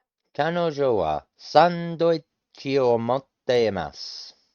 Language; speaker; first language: Japanese; non-native, learner; English